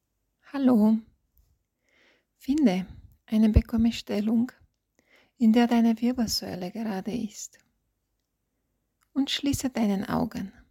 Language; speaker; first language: German; non-native, fluent; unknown